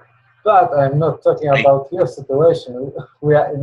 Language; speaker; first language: English; non-native, learner; Polish